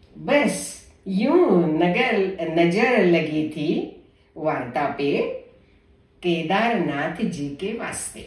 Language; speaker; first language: Hindi; non-native, local second language; Marathi